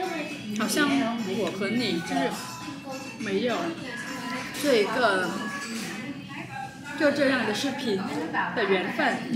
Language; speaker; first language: Chinese; non-native, fluent; Vietnamese